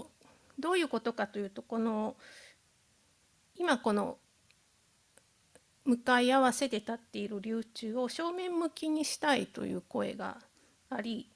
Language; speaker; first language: Japanese; native; Japanese